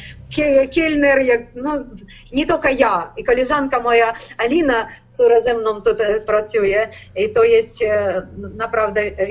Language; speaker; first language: Polish; non-native, learner; Ukrainian